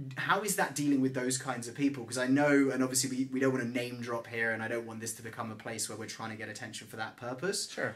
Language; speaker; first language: English; native; English